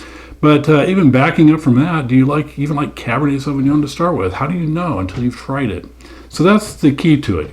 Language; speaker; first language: English; native; English